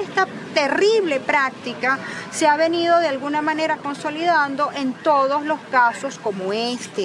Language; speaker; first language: Spanish; native; Spanish